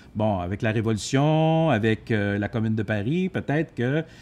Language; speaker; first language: French; native; French